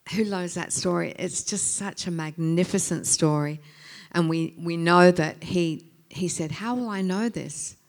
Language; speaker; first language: English; native; English